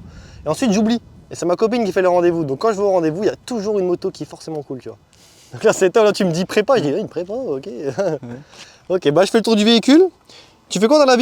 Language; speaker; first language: French; native; French